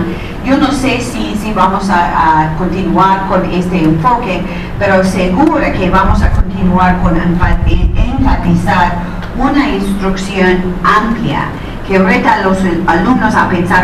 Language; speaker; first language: Spanish; non-native, fluent; English